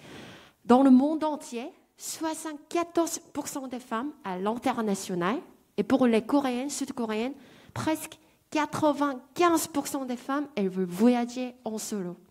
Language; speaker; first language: French; non-native, fluent; Korean